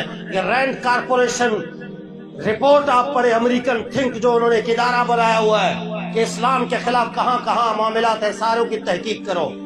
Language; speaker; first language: Urdu; native; Urdu